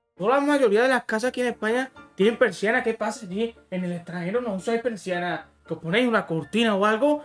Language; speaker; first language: Spanish; native; Spanish